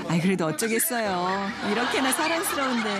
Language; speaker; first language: Korean; native; Korean